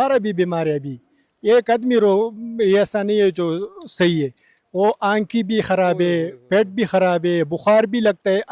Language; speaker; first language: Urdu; non-native, local second language; Pashto